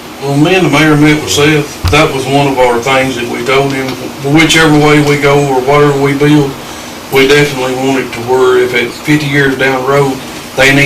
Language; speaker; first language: English; native; English